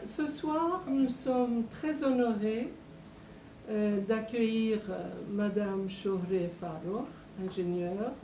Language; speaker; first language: French; non-native, fluent; Persian